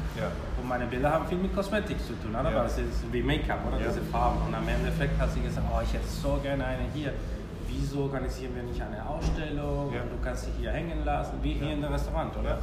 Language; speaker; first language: German; non-native, fluent; Spanish